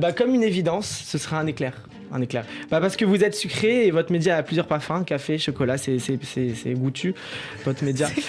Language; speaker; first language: French; native; French